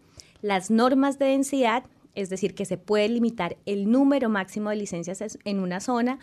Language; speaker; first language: Spanish; native; Spanish